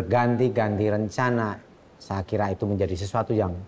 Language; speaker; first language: Indonesian; native; Indonesian